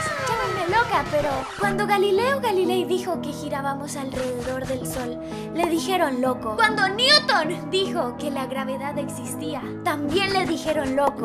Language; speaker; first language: Spanish; native; Spanish